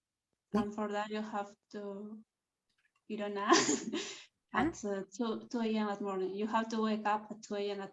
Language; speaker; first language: English; non-native, learner; Spanish